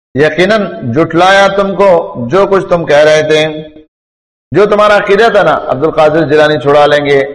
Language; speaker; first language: Urdu; non-native, local second language; Pashto